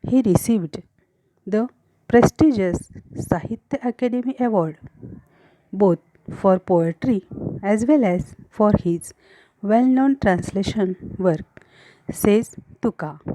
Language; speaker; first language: English; non-native, local second language; Marathi